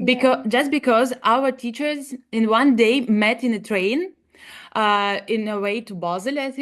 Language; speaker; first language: English; non-native, learner; Russian